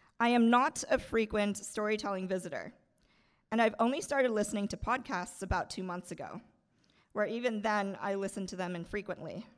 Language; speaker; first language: English; non-native, local second language; Bangla